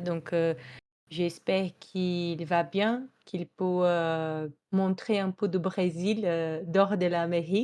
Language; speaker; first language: French; non-native, fluent; Portuguese